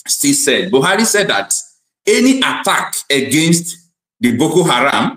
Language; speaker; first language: English; non-native, local second language; Igbo